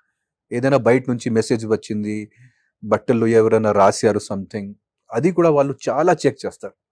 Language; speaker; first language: Telugu; non-native, fluent; Hindi